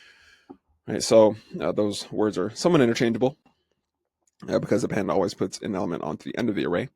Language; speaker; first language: English; native; English